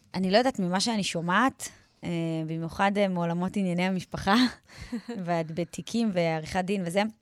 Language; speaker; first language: Hebrew; native; Hebrew